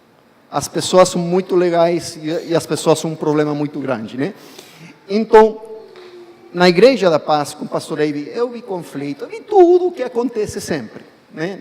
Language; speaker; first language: Portuguese; non-native, fluent; English